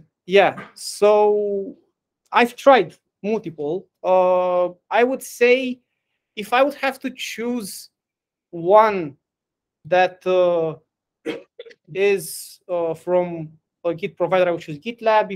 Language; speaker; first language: English; non-native, fluent; Romanian